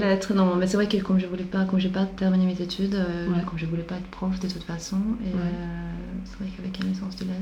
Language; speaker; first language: French; non-native, fluent; Swedish